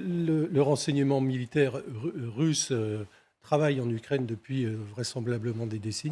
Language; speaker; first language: French; native; French